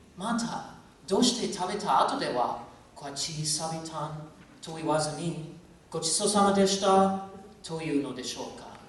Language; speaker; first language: Japanese; non-native, fluent; English